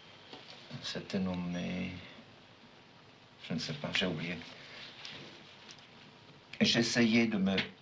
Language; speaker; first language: French; non-native, fluent; German